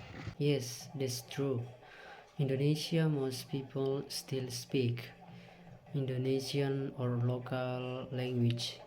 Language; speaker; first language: English; non-native, learner; Indonesian